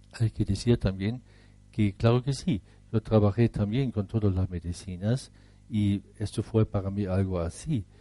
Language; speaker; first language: Spanish; non-native, fluent; German